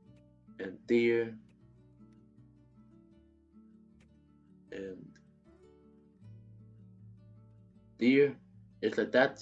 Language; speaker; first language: English; non-native, fluent; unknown